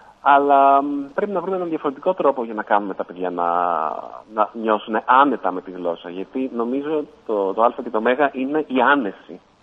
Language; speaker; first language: Greek; native; Greek